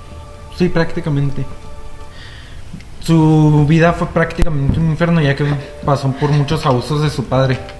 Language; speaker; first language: Spanish; native; Spanish